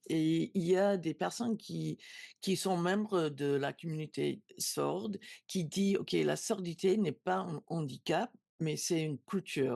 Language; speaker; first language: French; non-native, learner; English